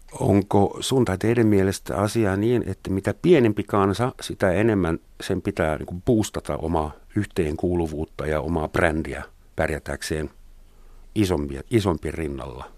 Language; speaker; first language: Finnish; non-native, fluent; German